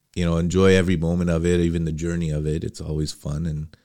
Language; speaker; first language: English; early bilingual, other home language; Arabic